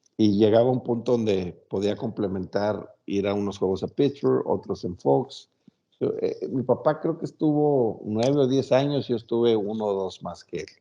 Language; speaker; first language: Spanish; native; Spanish